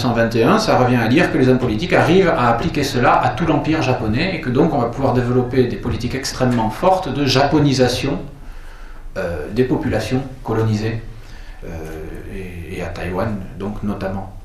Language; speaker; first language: French; native; French